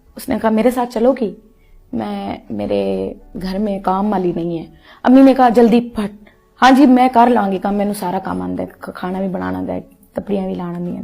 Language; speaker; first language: Urdu; non-native, local second language; Punjabi